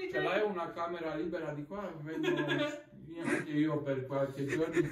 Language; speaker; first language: Italian; non-native, learner; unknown